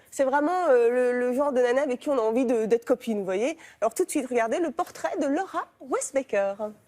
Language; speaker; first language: French; native; French